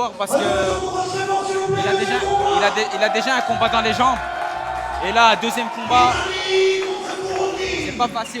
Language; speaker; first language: French; native; French